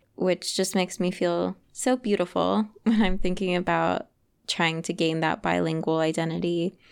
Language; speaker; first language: English; native; English